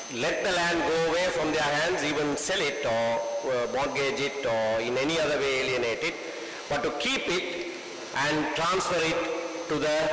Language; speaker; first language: English; non-native, local second language; Tamil